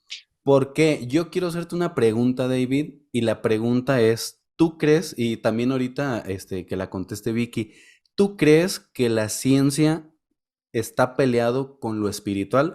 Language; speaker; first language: Spanish; native; Spanish